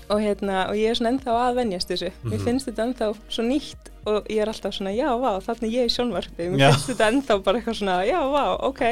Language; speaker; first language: Icelandic; early bilingual, other home language; English